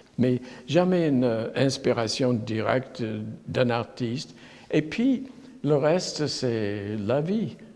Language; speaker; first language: French; non-native, fluent; English